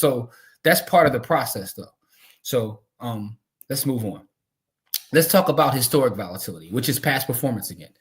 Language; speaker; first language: English; native; English